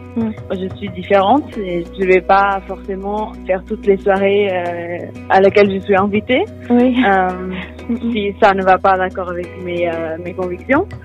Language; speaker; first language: French; non-native, fluent; Portuguese